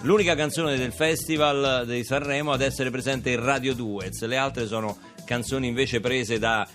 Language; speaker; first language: Italian; native; Italian